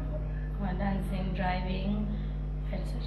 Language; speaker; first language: English; non-native, learner; Nepali